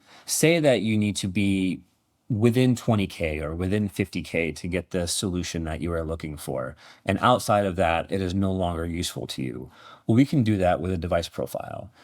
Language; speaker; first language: English; native; English